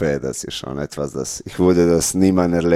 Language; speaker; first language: German; non-native, learner; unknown